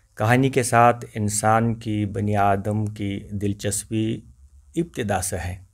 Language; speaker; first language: Urdu; non-native, local second language; Kashmiri